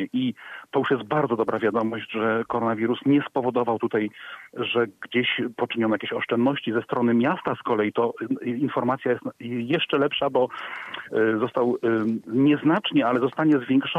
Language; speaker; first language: Polish; native; Polish